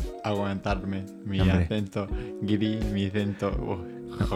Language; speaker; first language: Spanish; non-native, fluent; English